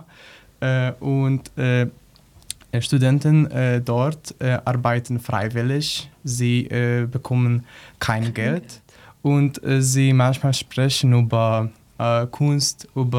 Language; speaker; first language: German; non-native, learner; Polish